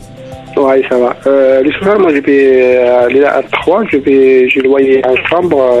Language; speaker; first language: French; non-native, learner; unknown